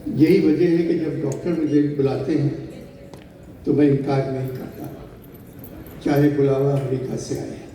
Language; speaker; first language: Urdu; native; Urdu